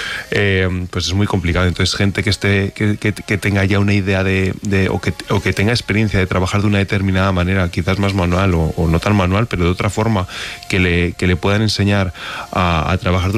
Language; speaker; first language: Spanish; native; Spanish